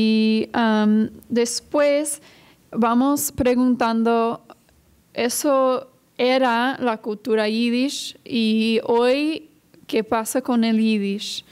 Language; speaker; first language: Spanish; non-native, fluent; English